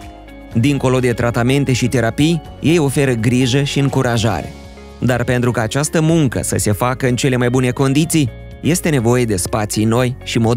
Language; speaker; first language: Romanian; native; Romanian